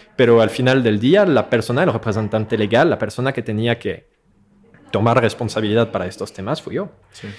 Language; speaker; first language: Spanish; non-native, fluent; French